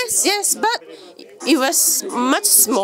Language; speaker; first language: English; non-native, fluent; Japanese